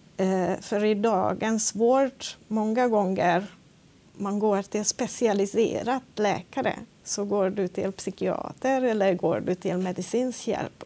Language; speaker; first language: Swedish; non-native, fluent; Hungarian